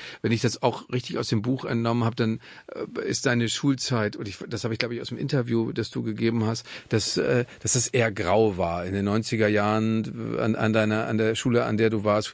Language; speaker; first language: German; native; German